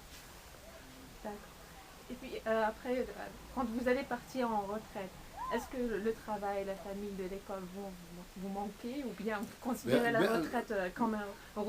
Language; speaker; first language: French; non-native, local second language; Arabic